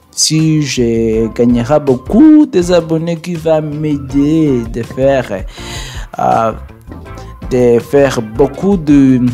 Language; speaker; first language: French; non-native, learner; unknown